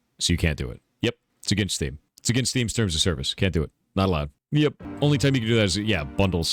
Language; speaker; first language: English; native; English